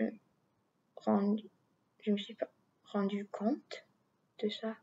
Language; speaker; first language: French; non-native, learner; English